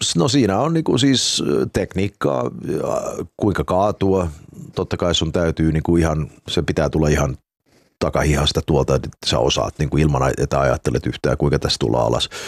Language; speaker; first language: Finnish; early bilingual, heritage; Finnish